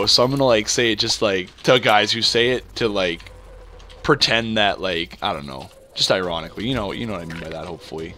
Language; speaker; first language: English; native; English